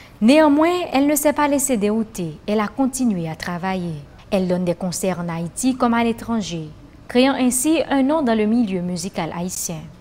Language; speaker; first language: French; non-native, local second language; Haitian Creole